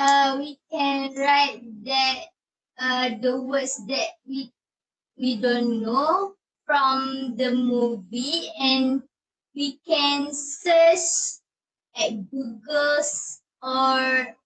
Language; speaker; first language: English; non-native, learner; Malay